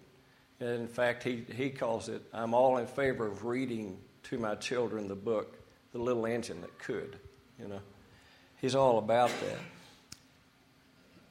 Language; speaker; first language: English; native; English